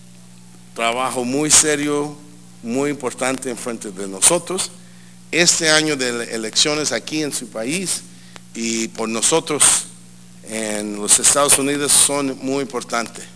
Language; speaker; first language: Spanish; early bilingual, heritage; English